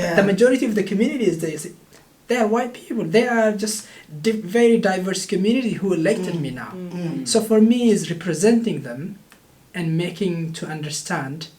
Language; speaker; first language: English; non-native, fluent; Oromo